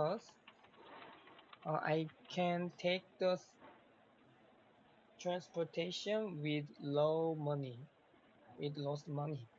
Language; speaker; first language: English; non-native, learner; Korean